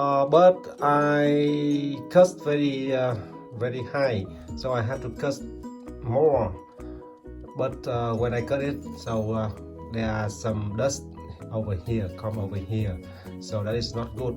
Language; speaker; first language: English; non-native, learner; Vietnamese